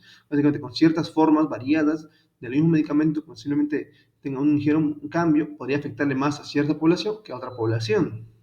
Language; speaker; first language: Spanish; native; Spanish